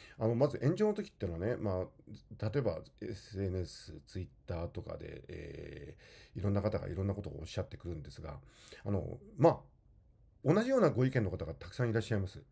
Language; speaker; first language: Japanese; native; Japanese